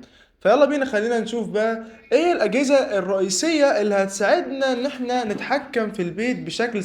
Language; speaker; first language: Arabic; native; Arabic